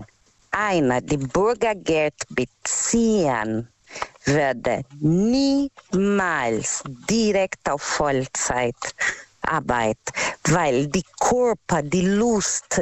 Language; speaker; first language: German; non-native, learner; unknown